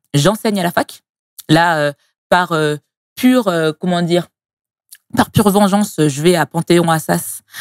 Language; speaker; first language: French; native; French